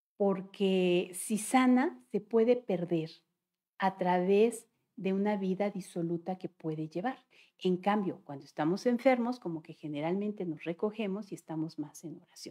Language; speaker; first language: Spanish; native; Spanish